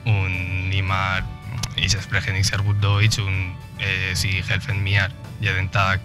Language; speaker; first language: German; non-native, learner; Spanish